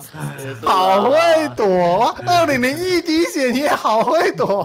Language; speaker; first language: Chinese; native; Chinese